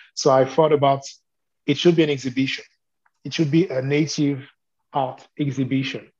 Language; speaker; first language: English; non-native, fluent; French